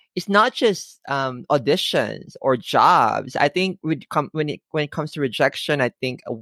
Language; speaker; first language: English; non-native, local second language; Filipino